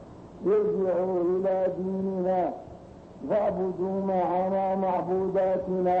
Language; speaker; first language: Arabic; native; Arabic